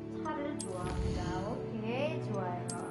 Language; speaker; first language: Korean; non-native, fluent; Indonesian